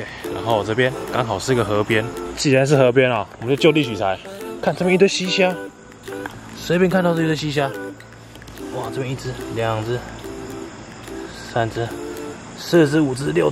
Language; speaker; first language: Chinese; native; Chinese